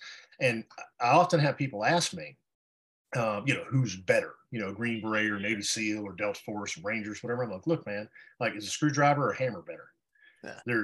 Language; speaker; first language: English; native; English